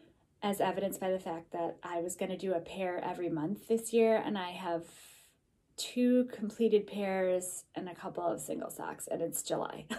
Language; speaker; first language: English; native; English